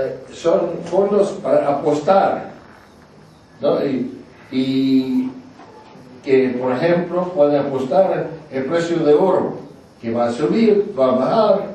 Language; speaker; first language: Spanish; non-native, fluent; English